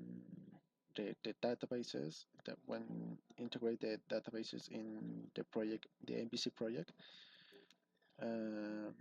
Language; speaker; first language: English; non-native, learner; Spanish